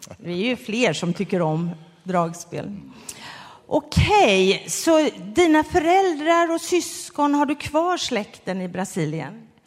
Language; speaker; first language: Swedish; native; Swedish